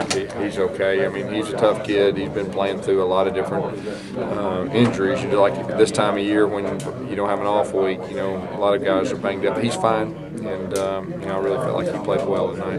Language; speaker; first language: English; native; English